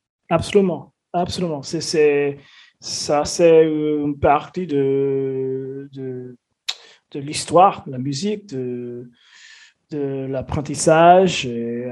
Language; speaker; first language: French; non-native, fluent; English